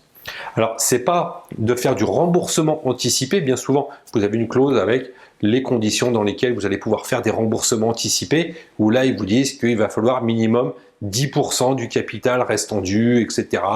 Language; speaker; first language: French; native; French